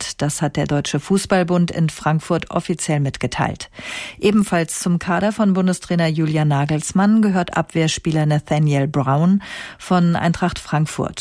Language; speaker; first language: German; native; German